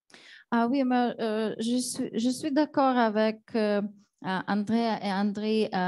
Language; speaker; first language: French; non-native, fluent; Ukrainian